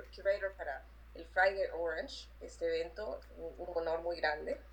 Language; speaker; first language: Spanish; native; Spanish